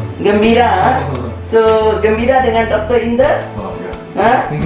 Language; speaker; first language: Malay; non-native, local second language; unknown